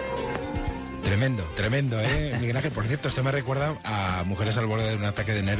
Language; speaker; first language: Spanish; native; Spanish